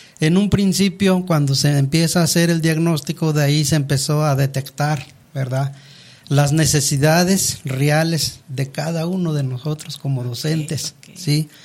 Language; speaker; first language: Spanish; non-native, local second language; Nahuatl languages